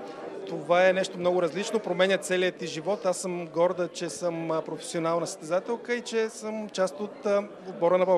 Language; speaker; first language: Bulgarian; native; Bulgarian